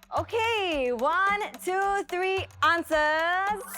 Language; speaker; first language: English; native; English